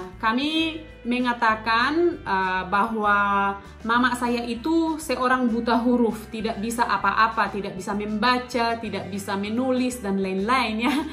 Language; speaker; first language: Indonesian; non-native, local second language; Batak Toba